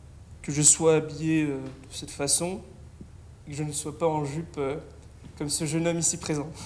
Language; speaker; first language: French; native; French